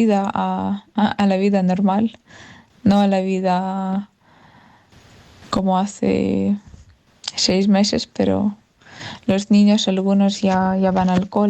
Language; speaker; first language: Spanish; non-native, fluent; Ukrainian